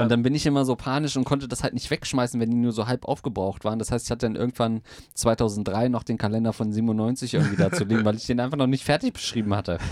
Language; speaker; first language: German; native; German